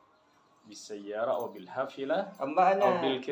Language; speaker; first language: Arabic; non-native, learner; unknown